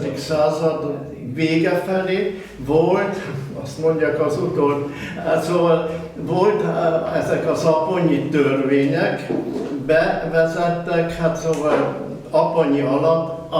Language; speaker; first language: Hungarian; early bilingual, heritage; German